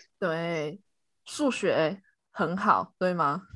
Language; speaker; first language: Chinese; native; Chinese